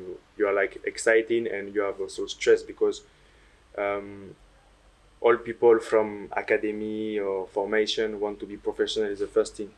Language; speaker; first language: English; non-native, learner; French